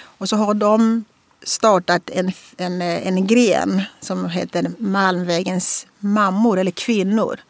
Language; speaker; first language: Swedish; non-native, fluent; Portuguese